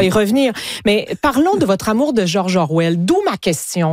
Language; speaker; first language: French; native; French